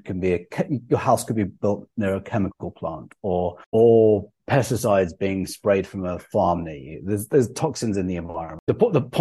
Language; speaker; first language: English; native; English